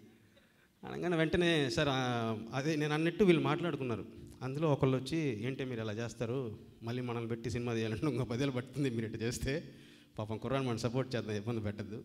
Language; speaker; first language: Telugu; native; Telugu